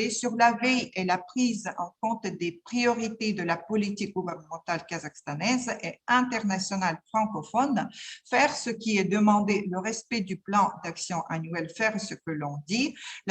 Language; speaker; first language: French; non-native, fluent; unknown